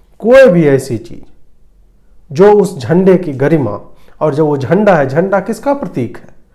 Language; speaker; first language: Hindi; native; Hindi